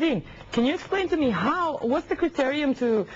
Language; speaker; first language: English; non-native, fluent; Albanian